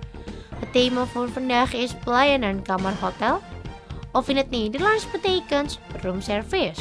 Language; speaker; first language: Dutch; non-native, learner; Indonesian